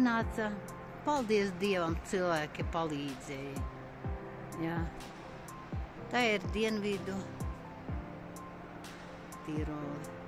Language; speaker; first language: Latvian; non-native, local second language; Russian